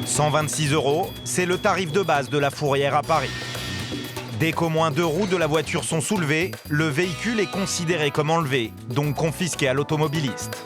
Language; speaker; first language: French; native; French